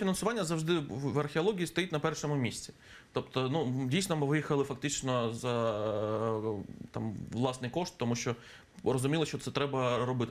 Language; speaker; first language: Ukrainian; native; Ukrainian